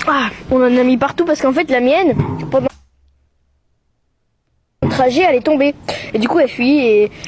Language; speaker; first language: French; native; French